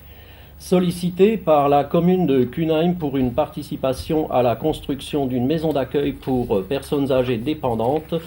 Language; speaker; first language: French; native; French